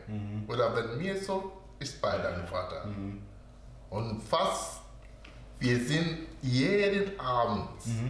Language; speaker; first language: German; non-native, learner; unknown